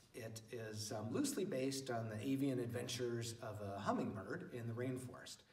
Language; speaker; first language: English; native; English